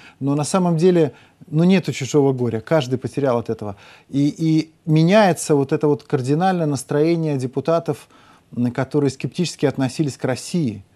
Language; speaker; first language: Russian; native; Russian